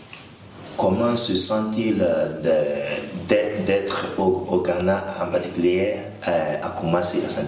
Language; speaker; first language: French; non-native, fluent; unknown